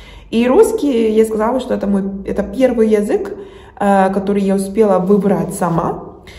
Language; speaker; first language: Russian; non-native, fluent; Spanish